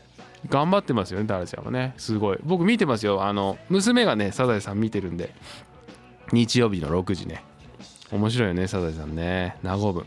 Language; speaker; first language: Japanese; native; Japanese